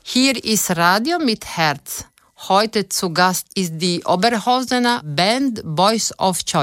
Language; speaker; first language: German; native; German